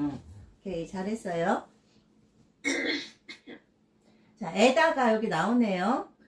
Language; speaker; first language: Korean; native; Korean